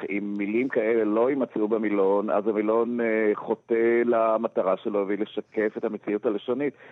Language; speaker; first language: Hebrew; native; Hebrew